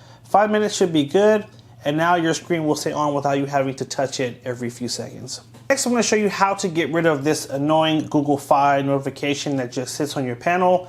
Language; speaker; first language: English; native; English